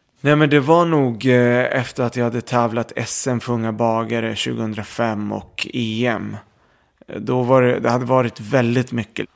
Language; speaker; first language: Swedish; early bilingual, other home language; Arabic